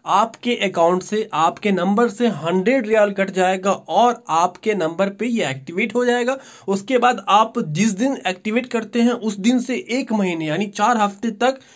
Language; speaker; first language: Hindi; native; Hindi